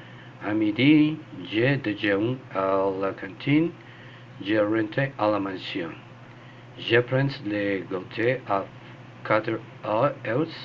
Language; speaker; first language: French; non-native, learner; Spanish